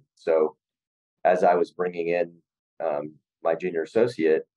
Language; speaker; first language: English; native; English